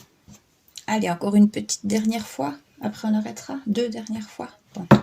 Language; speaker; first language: French; native; French